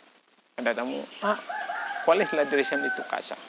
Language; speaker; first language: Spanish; non-native, fluent; Indonesian